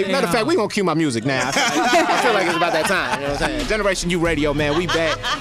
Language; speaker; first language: English; native; English